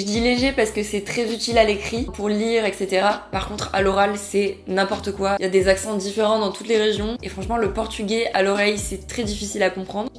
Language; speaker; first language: French; native; French